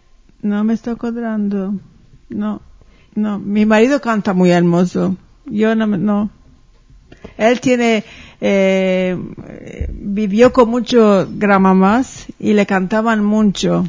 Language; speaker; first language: Spanish; early bilingual, heritage; Ladino